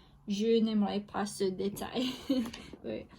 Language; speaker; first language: French; non-native, learner; English